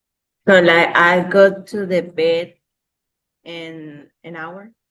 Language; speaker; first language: English; non-native, learner; Spanish